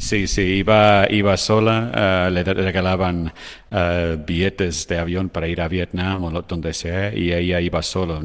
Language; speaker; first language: Spanish; non-native, fluent; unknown